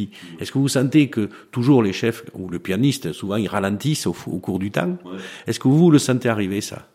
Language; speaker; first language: French; native; French